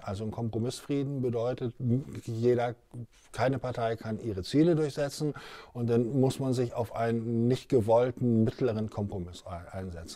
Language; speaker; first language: German; native; German